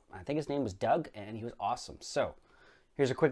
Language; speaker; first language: English; native; English